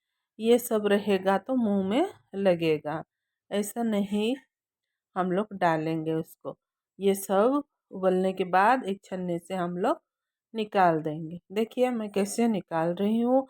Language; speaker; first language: Hindi; non-native, local second language; Odia